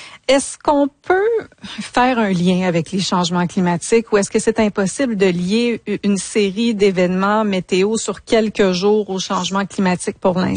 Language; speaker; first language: French; native; French